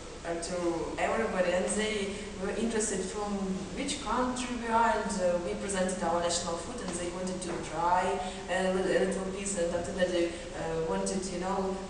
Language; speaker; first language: English; non-native, fluent; Ukrainian